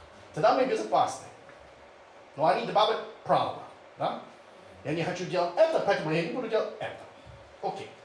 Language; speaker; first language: Russian; non-native, fluent; English